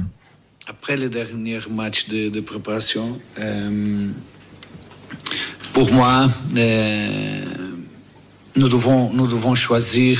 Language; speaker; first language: French; non-native, learner; Portuguese